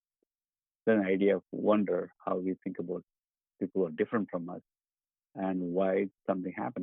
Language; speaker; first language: English; non-native, local second language; Tamil